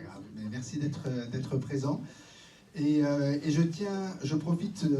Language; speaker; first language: French; native; French